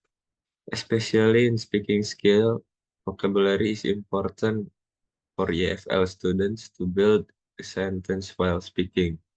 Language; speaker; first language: English; non-native, learner; Indonesian